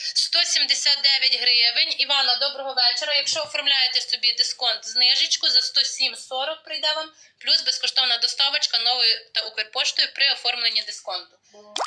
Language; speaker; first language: Ukrainian; native; Ukrainian